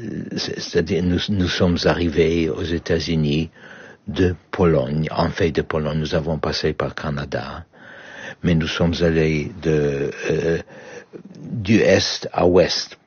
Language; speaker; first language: French; non-native, learner; Polish